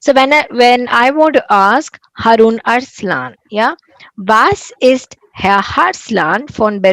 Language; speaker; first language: German; non-native, fluent; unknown